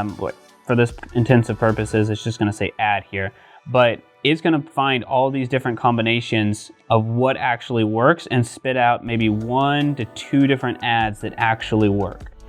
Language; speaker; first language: English; native; English